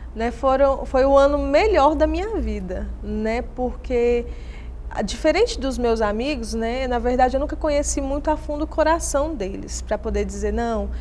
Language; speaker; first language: Portuguese; native; Portuguese